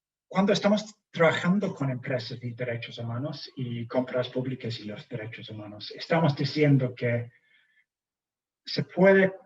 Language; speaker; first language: Spanish; non-native, fluent; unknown